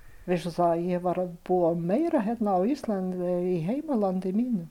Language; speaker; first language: Icelandic; non-native, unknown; Ukrainian